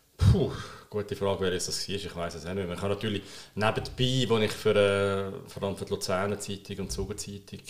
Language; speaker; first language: German; native; German